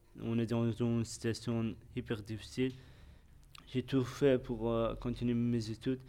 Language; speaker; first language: French; non-native, fluent; Persian